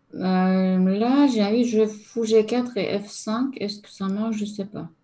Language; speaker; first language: French; non-native, fluent; Lithuanian